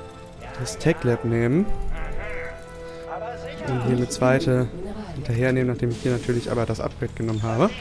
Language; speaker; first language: German; native; German